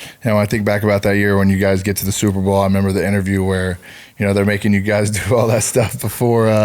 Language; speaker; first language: English; native; English